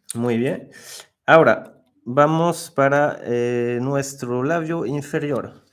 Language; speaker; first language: Spanish; non-native, fluent; French